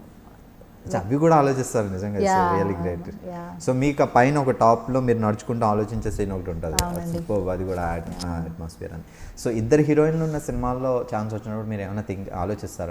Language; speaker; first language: Telugu; native; Telugu